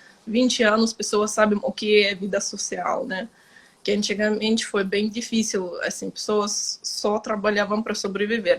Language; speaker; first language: Portuguese; non-native, fluent; Ukrainian